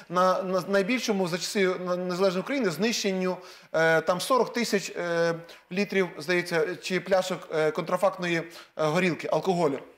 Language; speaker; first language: Ukrainian; native; Ukrainian